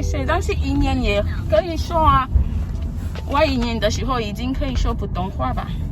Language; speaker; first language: Chinese; non-native, fluent; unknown